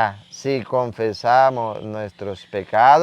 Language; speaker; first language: Spanish; native; Spanish